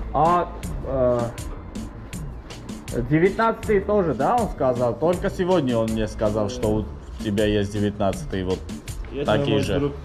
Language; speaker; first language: Russian; non-native, fluent; Armenian